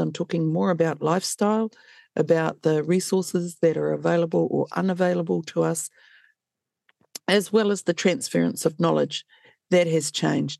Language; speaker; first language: English; native; English